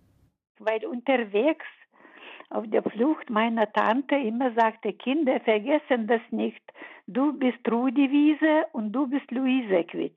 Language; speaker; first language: German; early bilingual, heritage; German